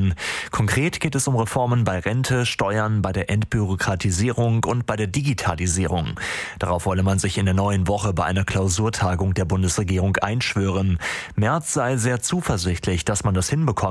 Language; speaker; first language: German; native; German